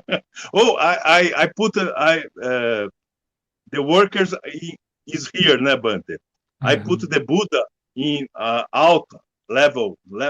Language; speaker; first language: English; non-native, learner; Portuguese